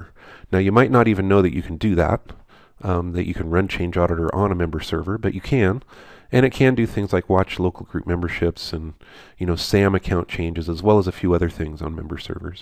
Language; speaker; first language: English; native; English